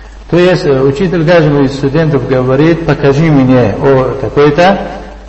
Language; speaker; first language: Arabic; non-native, fluent; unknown